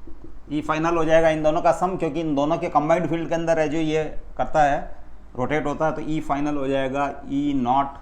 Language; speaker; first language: Hindi; native; Hindi